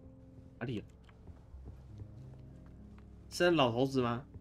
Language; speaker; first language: Chinese; native; Chinese